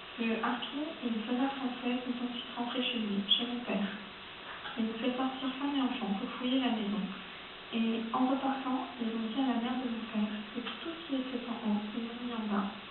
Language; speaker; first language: French; early bilingual, other home language; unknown